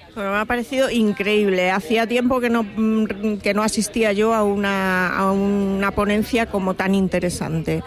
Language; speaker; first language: Spanish; native; Spanish